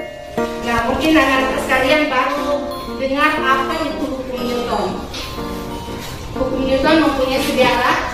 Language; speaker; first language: Indonesian; native; Indonesian